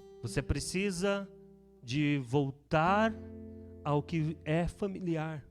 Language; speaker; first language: Portuguese; native; Portuguese